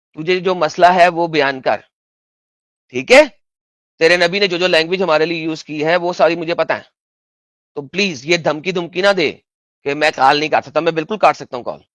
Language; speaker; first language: Urdu; non-native, local second language; Punjabi